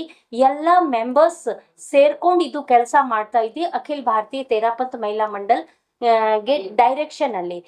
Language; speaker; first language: Kannada; non-native, local second language; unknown